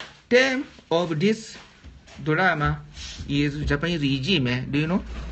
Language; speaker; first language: English; non-native, learner; Japanese